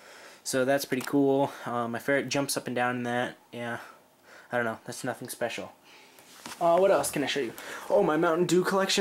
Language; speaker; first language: English; native; English